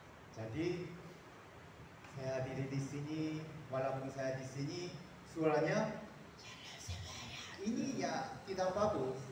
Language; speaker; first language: Indonesian; non-native, fluent; Korean